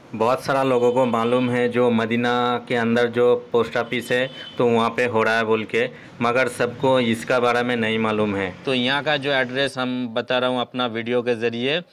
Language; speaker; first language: Hindi; non-native, local second language; Bangla